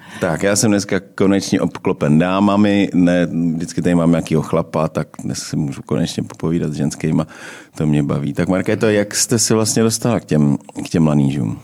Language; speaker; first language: Czech; native; Czech